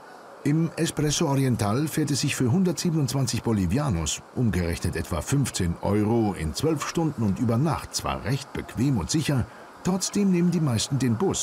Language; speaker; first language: German; native; German